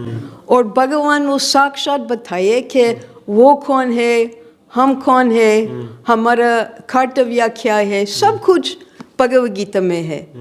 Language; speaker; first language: Hindi; non-native, fluent; English